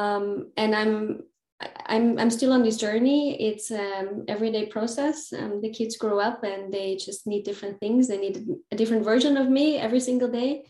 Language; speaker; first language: English; non-native, fluent; German